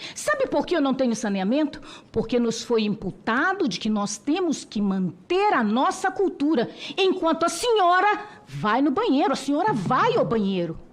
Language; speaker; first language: Portuguese; non-native, local second language; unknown